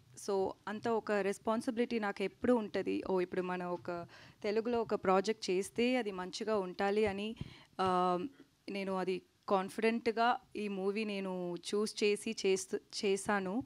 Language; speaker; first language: Telugu; non-native, learner; Tamil